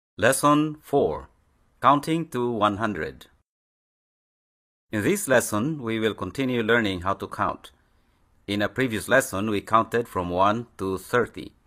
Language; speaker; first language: English; native; English